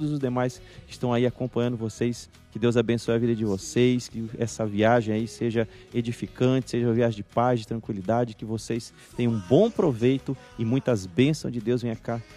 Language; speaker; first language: Portuguese; native; Portuguese